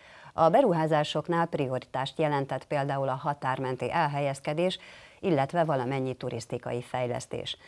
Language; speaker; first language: Hungarian; native; Hungarian